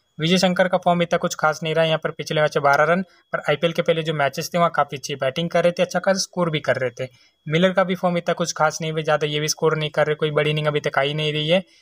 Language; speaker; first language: Hindi; native; Hindi